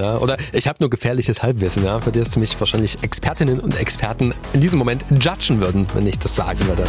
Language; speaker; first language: German; native; German